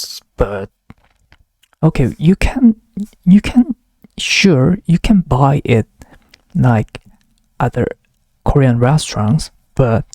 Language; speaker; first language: English; non-native, learner; Korean